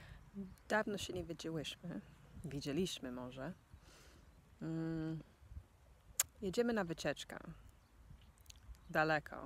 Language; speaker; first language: Polish; non-native, fluent; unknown